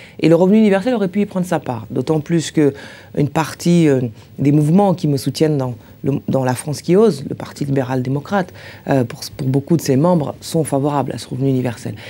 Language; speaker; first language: French; native; French